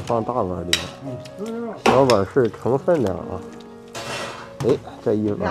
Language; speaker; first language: Chinese; native; Chinese